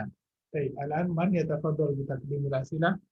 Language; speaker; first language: Arabic; non-native, fluent; Indonesian